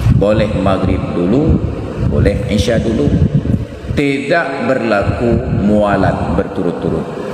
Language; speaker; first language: Malay; non-native, local second language; Achinese